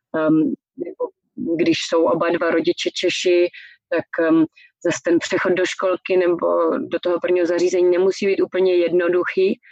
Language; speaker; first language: Czech; native; Czech